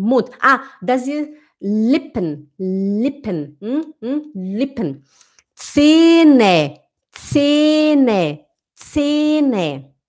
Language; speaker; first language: German; non-native, fluent; Portuguese